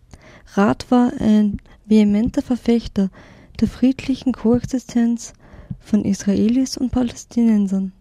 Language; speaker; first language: German; native; German